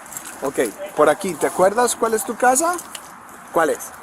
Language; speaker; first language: Spanish; early bilingual, heritage; Spanish